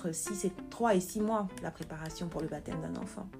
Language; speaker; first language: French; native; French